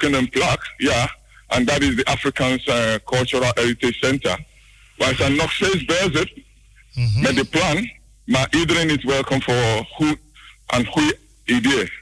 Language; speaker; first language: Dutch; non-native, learner; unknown